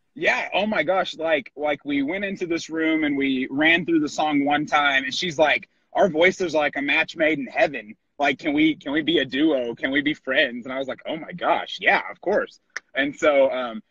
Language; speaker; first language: English; native; English